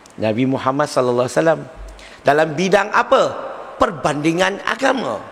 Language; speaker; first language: Malay; non-native, local second language; Chinese